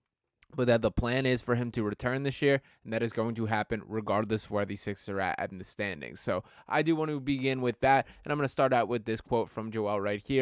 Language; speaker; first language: English; native; English